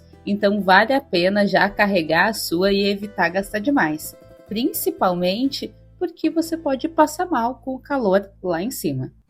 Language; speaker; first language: Portuguese; native; Portuguese